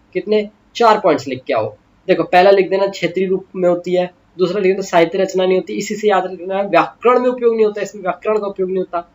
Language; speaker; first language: Hindi; native; Hindi